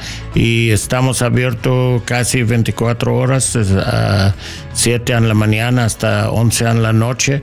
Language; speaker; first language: Spanish; non-native, learner; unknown